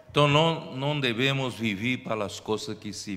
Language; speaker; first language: Spanish; non-native, fluent; Portuguese